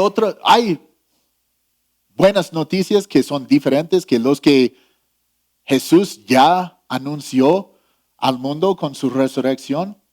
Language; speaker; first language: Spanish; non-native, fluent; English